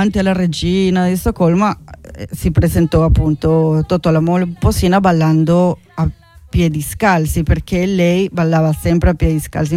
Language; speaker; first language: Italian; non-native, fluent; Spanish